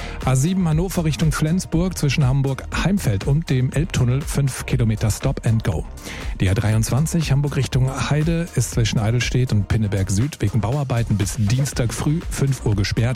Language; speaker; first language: German; native; German